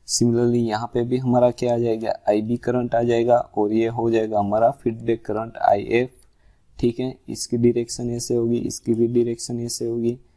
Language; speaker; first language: Hindi; non-native, local second language; Gujarati